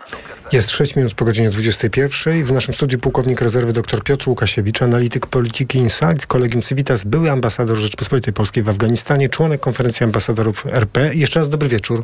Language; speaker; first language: Polish; native; Polish